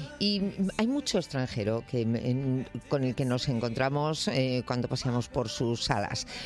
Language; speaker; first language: Spanish; native; Spanish